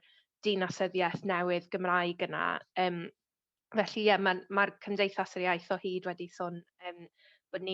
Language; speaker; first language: Welsh; native; Welsh